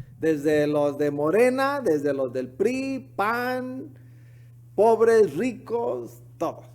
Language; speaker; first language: Spanish; early bilingual, heritage; Spanish